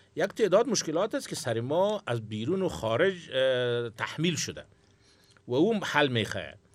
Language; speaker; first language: Persian; native; Persian